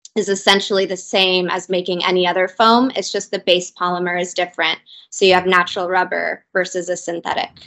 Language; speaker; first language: English; native; English